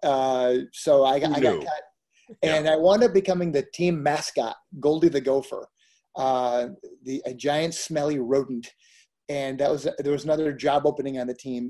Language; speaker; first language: English; native; English